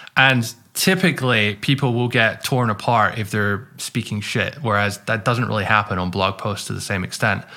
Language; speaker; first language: English; native; English